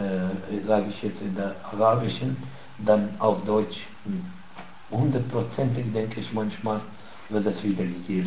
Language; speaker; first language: German; non-native, fluent; Arabic